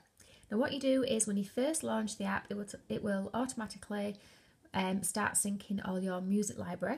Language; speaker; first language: English; native; English